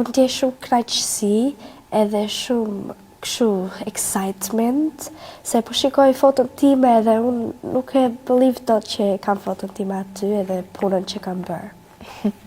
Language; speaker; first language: Albanian; early bilingual, heritage; Albanian